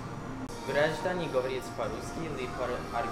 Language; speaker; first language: Russian; non-native, learner; English